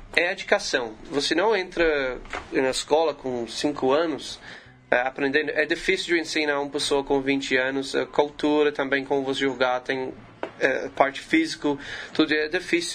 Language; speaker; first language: Portuguese; non-native, learner; English